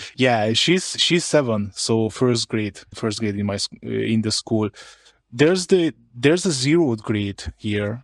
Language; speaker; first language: English; non-native, fluent; Hungarian